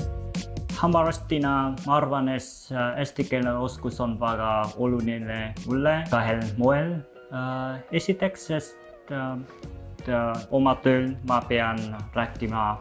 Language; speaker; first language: Estonian; non-native, fluent; Vietnamese